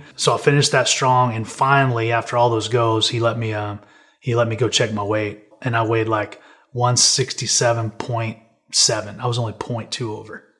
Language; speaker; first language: English; native; English